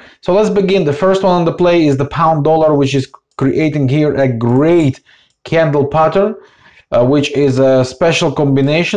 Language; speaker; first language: English; non-native, fluent; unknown